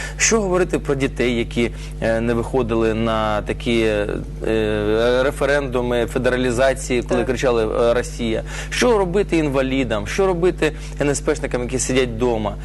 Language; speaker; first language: Ukrainian; non-native, local second language; Russian